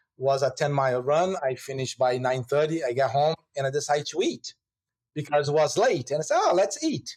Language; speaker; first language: English; non-native, fluent; Portuguese